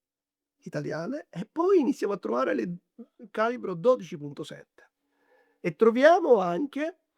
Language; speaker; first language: Italian; native; Italian